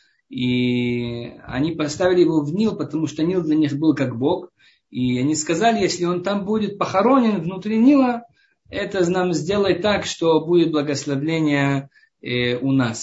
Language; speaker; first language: Russian; early bilingual, heritage; Hebrew